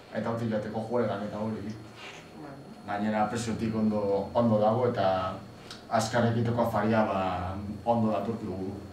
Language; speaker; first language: Basque; non-native, local second language; Spanish